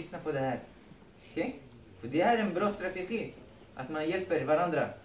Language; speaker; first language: Swedish; non-native, fluent; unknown